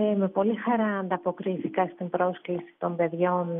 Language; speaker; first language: Greek; early bilingual, other home language; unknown